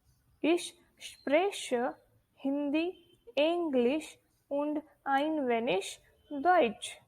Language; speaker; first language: German; non-native, fluent; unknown